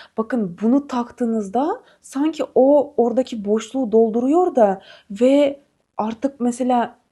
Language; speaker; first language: Turkish; non-native, fluent; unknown